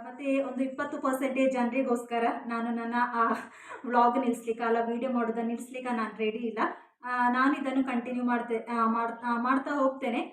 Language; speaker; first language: Kannada; non-native, local second language; Tulu